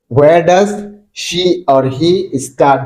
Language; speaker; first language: English; non-native, fluent; Bangla